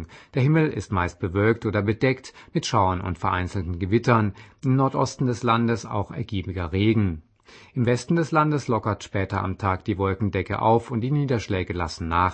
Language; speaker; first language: German; native; German